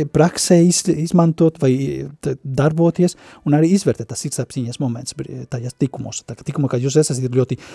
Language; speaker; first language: Latvian; non-native, fluent; Spanish